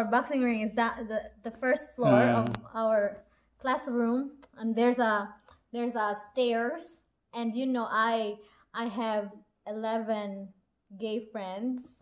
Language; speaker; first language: English; non-native, local second language; Cebuano